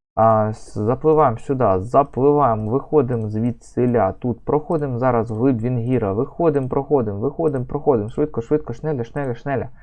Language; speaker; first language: Ukrainian; native; Ukrainian